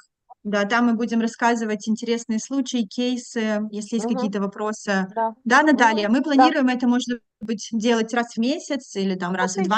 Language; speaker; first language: Russian; native; Russian